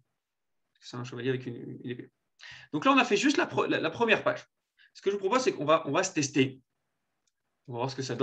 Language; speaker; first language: French; native; French